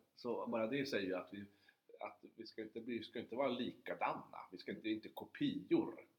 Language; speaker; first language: Swedish; native; Swedish